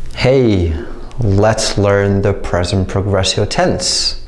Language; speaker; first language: English; non-native, fluent; Slovak